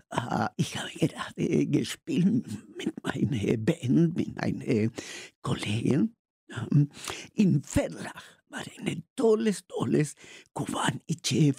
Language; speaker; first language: German; non-native, learner; Spanish